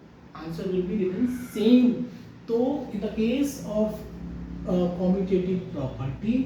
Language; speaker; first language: English; non-native, local second language; Hindi